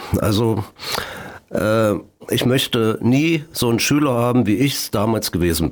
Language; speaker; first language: German; native; German